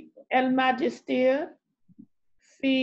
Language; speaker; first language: Arabic; non-native, learner; English